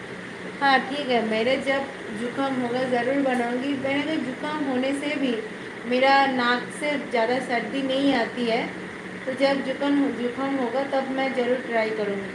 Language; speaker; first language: Hindi; non-native, local second language; Bangla